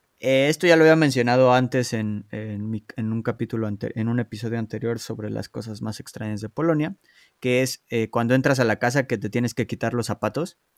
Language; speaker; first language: Spanish; native; Spanish